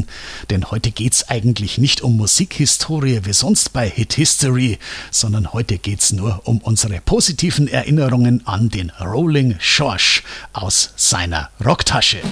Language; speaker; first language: German; native; German